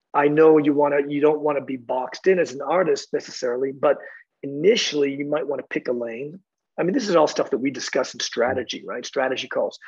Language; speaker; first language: English; native; English